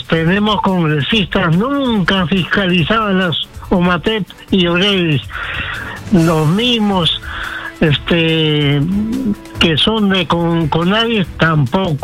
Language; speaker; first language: Spanish; native; Spanish